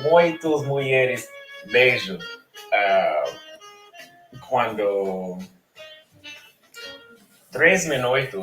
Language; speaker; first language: Portuguese; non-native, learner; English